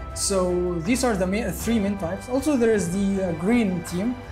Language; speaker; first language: English; early bilingual, other home language; Arabic